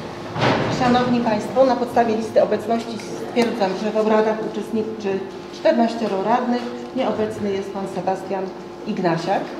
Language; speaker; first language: Polish; native; Polish